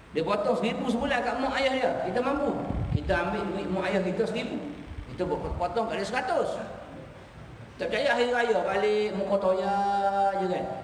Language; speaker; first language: Malay; native; Malay